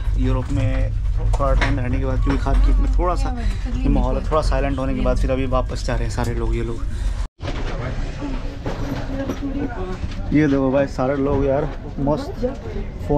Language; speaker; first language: Hindi; native; Hindi